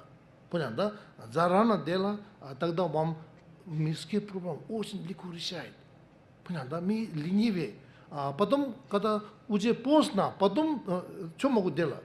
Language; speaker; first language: Russian; non-native, learner; Tibetan